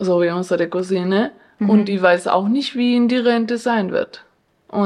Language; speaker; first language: German; non-native, fluent; Spanish